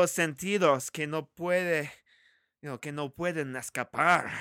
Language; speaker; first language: Spanish; non-native, learner; English